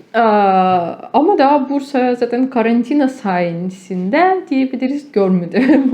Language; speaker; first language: Turkish; non-native, fluent; Ukrainian